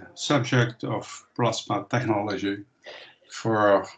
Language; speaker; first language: English; non-native, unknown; Dutch